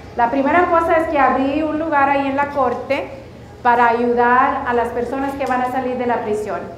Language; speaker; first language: Spanish; early bilingual, heritage; Spanish